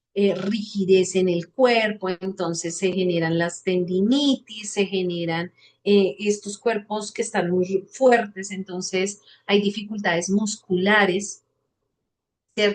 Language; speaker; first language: Spanish; native; Spanish